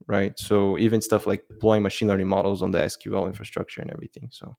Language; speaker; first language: English; non-native, fluent; Portuguese